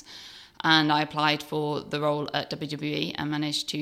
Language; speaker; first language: English; native; English